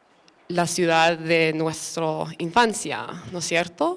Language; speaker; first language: Spanish; early bilingual, other home language; English